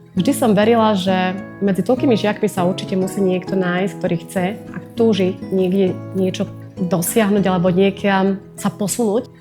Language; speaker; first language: Slovak; non-native, local second language; Romany